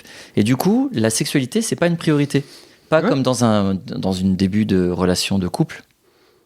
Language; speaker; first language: French; native; French